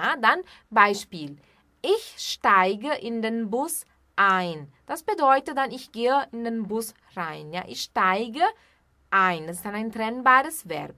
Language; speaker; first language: German; non-native, fluent; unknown